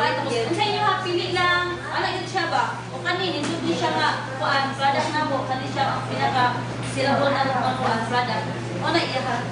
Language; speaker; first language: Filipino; non-native, local second language; Cebuano